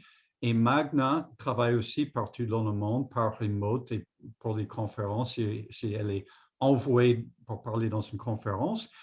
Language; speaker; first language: French; non-native, fluent; English